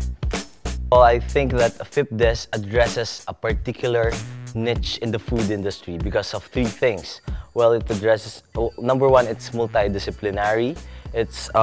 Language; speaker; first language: English; non-native, local second language; Filipino